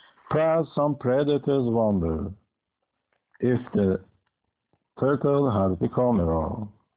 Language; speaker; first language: English; non-native, fluent; Persian